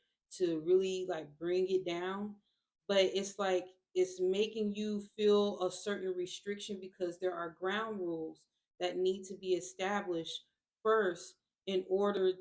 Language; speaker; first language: English; native; English